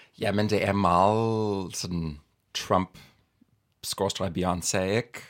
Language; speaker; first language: Danish; non-native, fluent; English